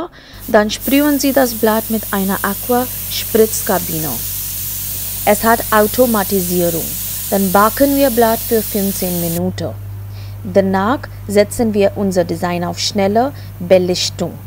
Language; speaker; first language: German; non-native, learner; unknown